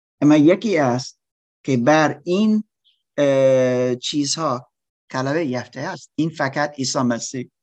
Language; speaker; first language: Persian; non-native, learner; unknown